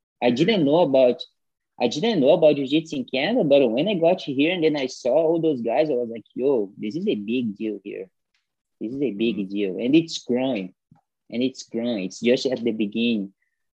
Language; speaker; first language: English; non-native, fluent; Portuguese